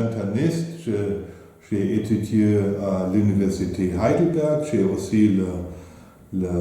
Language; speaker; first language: French; non-native, fluent; German